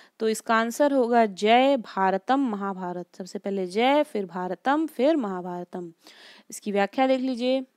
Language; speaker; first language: Hindi; native; Hindi